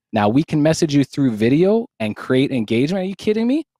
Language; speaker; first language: English; native; English